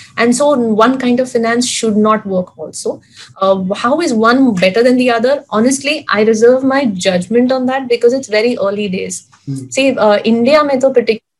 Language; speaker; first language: English; non-native, local second language; Hindi